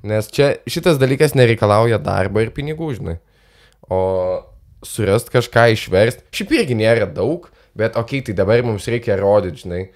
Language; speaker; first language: Lithuanian; non-native, local second language; Russian